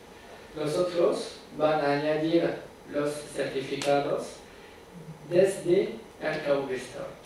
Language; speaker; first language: Spanish; non-native, fluent; French